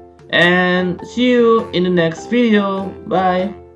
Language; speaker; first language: English; non-native, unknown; Indonesian